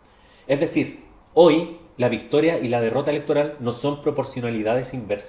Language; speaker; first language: Spanish; native; Spanish